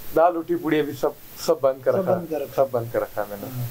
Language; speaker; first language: Hindi; native; Hindi